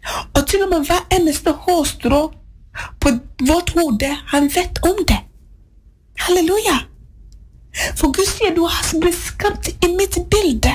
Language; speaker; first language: Swedish; non-native, learner; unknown